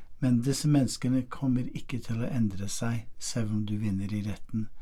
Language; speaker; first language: Norwegian; non-native, fluent; English